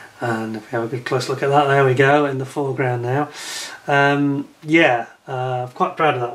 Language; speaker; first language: English; native; English